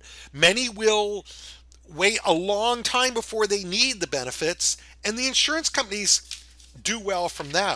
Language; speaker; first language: English; native; English